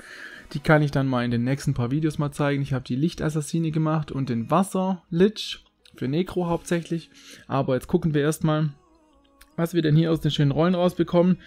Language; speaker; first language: German; native; German